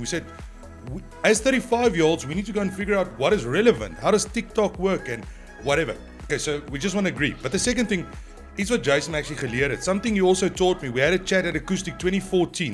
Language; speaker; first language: English; non-native, local second language; Afrikaans